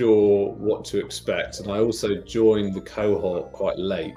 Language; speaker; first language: English; native; English